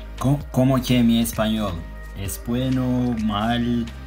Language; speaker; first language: Spanish; non-native, learner; Turkish